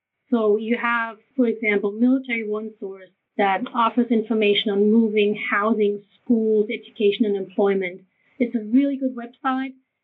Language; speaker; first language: English; non-native, fluent; German